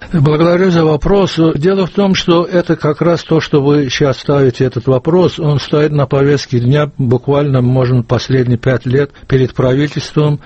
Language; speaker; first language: Russian; non-native, local second language; Azerbaijani